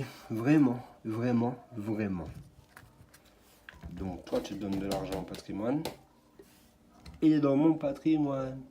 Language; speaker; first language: French; native; French